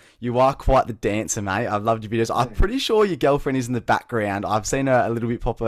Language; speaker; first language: English; native; English